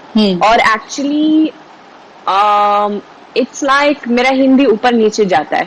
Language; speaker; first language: Hindi; non-native, fluent; Swedish